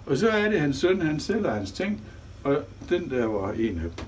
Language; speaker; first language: Danish; native; Danish